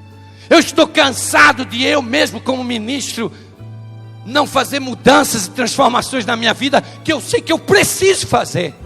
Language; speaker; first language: Portuguese; native; Portuguese